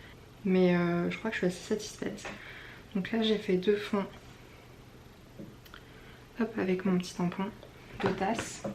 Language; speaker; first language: French; native; French